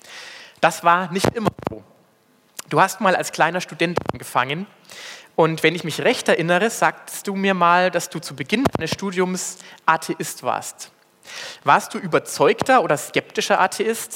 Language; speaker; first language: German; native; German